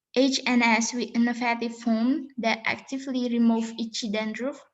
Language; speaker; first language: English; non-native, learner; Indonesian